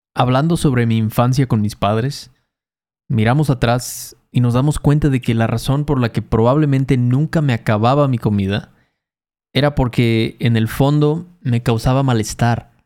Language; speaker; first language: Spanish; native; Spanish